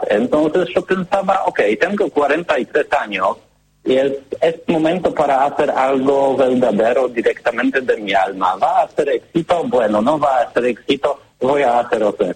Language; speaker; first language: Spanish; non-native, learner; Polish